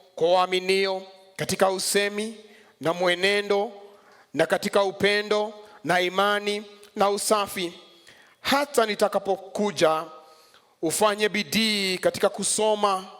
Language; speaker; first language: Swahili; non-native, local second language; Kikuyu